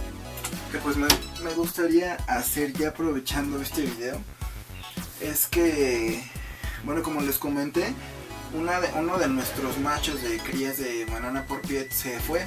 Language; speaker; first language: Spanish; native; Spanish